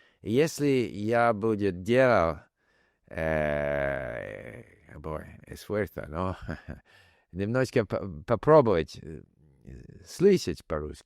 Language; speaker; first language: Russian; non-native, learner; English